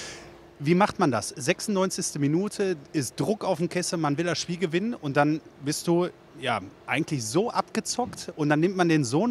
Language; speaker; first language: German; native; German